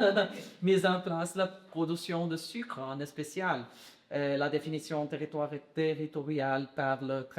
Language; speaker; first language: French; non-native, learner; Portuguese